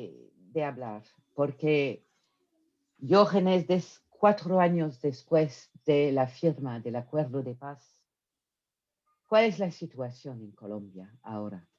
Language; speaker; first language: Spanish; non-native, fluent; French